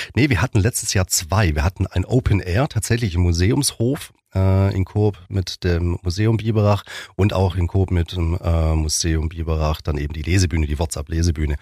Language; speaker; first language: German; native; German